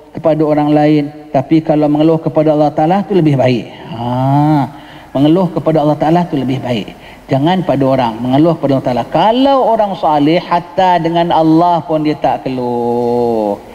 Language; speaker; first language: Malay; native; Malay